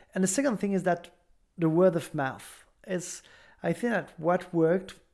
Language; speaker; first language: English; non-native, fluent; French